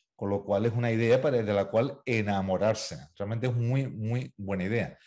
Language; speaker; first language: Spanish; native; Spanish